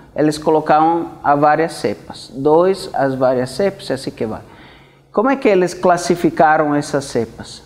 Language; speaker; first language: Portuguese; non-native, fluent; Italian